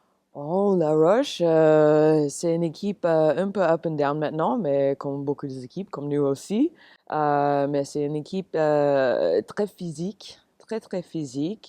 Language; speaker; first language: French; non-native, learner; English